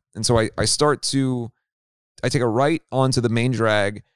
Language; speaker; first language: English; native; English